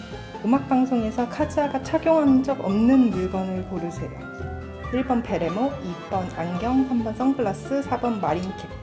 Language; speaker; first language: Korean; native; Korean